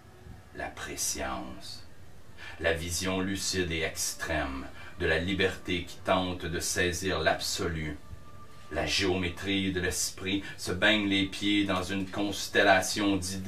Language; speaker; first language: French; native; French